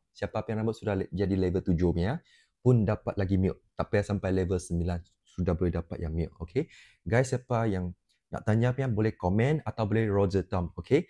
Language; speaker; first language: Malay; non-native, local second language; Chinese